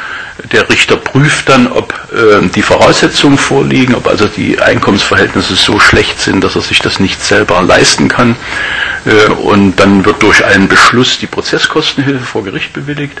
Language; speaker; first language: German; native; German